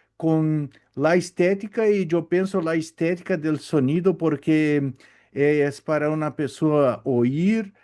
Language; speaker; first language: Spanish; non-native, learner; Portuguese